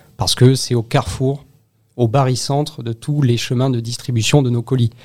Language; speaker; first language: French; native; French